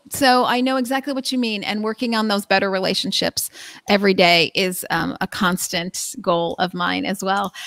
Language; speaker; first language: English; native; English